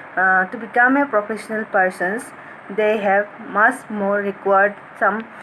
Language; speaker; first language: English; non-native, local second language; Assamese